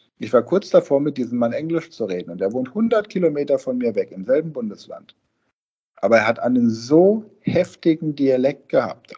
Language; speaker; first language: German; native; German